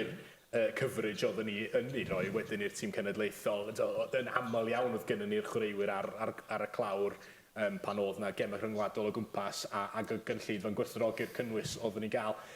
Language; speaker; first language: Welsh; native; Welsh